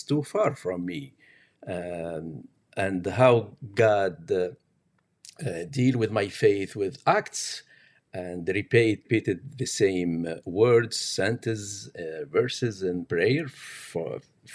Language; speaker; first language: English; non-native, learner; Arabic